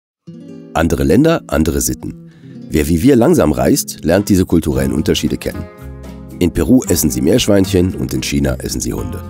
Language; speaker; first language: German; native; German